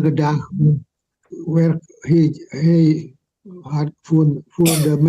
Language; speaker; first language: Dutch; non-native, learner; Indonesian